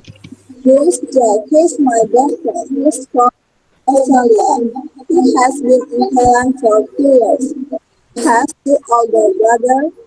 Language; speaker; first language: English; non-native, learner; Indonesian